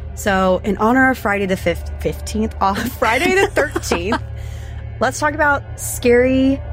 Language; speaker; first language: English; native; English